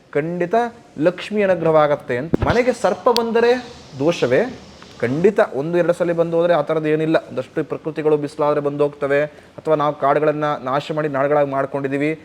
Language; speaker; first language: Kannada; native; Kannada